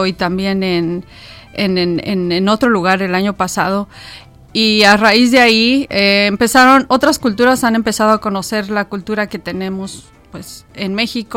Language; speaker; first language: Spanish; native; Spanish